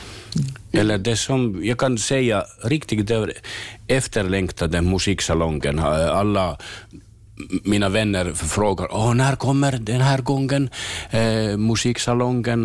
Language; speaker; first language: Swedish; non-native, learner; Finnish